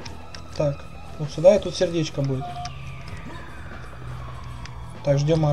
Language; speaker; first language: Russian; native; Russian